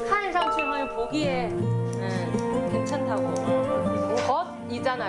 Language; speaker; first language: Korean; non-native, fluent; Chinese